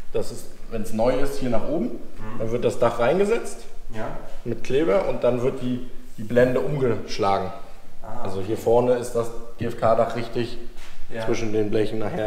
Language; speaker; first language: German; native; German